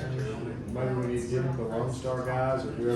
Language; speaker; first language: English; native; English